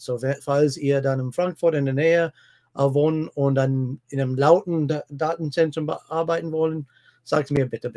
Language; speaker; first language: German; non-native, fluent; English